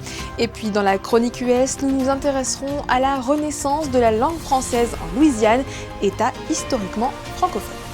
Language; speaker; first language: French; native; French